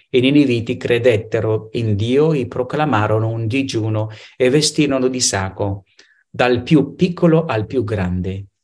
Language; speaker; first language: Italian; non-native, fluent; Spanish